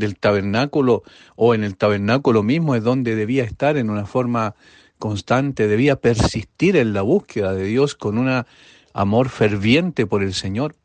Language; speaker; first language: Spanish; native; Spanish